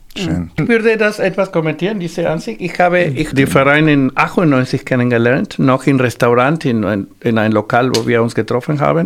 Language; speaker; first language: German; non-native, fluent; Spanish